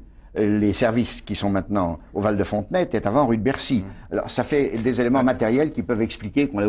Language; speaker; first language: French; native; French